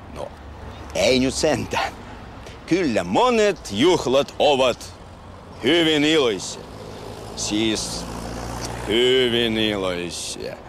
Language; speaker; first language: Finnish; non-native, fluent; Russian